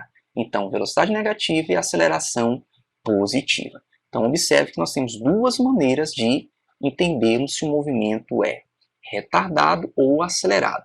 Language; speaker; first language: Portuguese; native; Portuguese